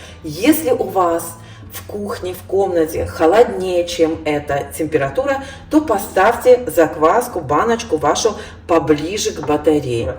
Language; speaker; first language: Russian; native; Russian